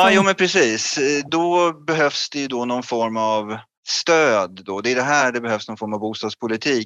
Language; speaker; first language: Swedish; native; Swedish